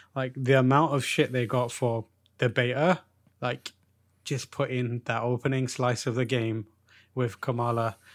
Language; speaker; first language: English; early bilingual, other home language; Urdu